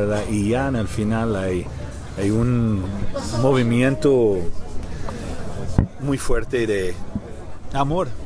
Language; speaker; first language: Spanish; non-native, learner; English